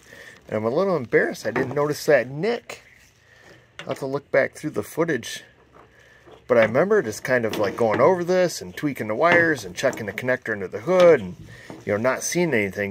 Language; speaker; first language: English; native; English